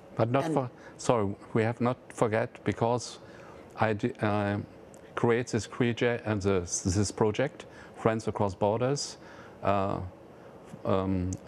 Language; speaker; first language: English; non-native, fluent; German